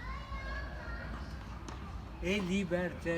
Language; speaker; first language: French; non-native, fluent; Turkish